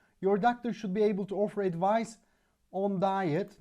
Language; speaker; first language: English; non-native, fluent; Turkish